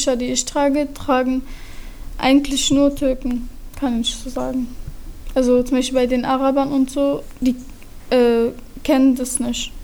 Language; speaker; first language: German; early bilingual, other home language; Turkish